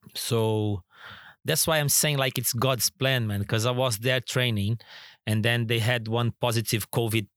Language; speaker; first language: English; non-native, fluent; Portuguese